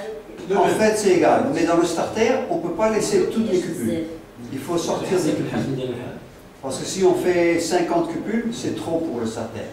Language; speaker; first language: French; non-native, fluent; Dutch